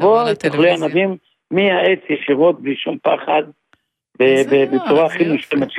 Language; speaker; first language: Hebrew; native; Hebrew